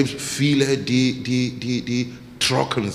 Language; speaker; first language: German; non-native, learner; English